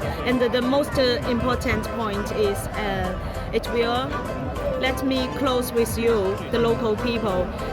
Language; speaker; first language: English; non-native, learner; Chinese